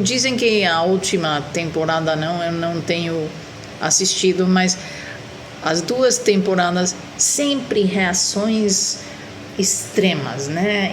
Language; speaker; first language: Portuguese; non-native, fluent; Spanish